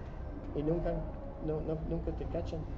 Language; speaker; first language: Spanish; non-native, fluent; English